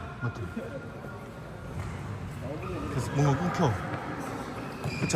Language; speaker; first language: Korean; native; Korean